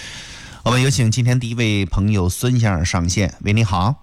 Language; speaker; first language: Chinese; native; Chinese